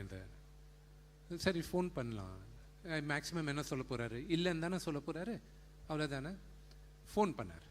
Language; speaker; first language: Tamil; non-native, local second language; Telugu